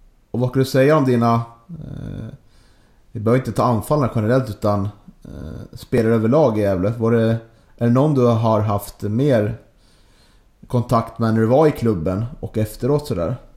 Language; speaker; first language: Swedish; native; Swedish